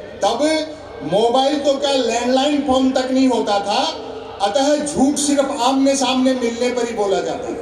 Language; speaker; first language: Hindi; native; Hindi